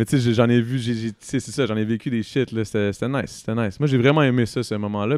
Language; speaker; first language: French; native; French